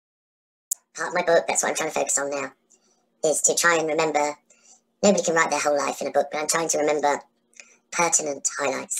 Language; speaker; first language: English; native; English